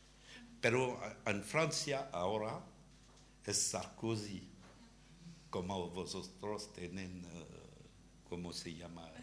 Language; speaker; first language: Spanish; non-native, learner; French